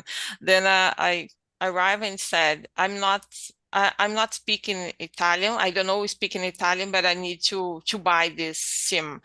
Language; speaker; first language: English; non-native, learner; Portuguese